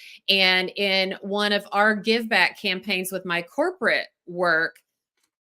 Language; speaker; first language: English; native; English